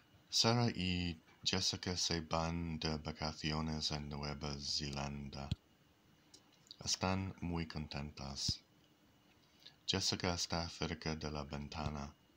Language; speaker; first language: Spanish; non-native, learner; English